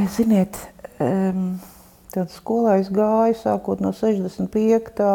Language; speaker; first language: Latvian; non-native, local second language; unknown